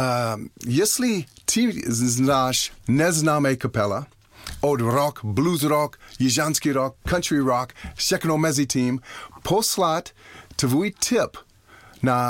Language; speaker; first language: Czech; non-native, learner; English